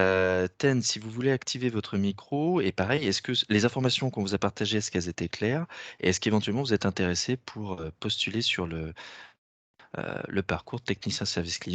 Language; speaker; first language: French; native; French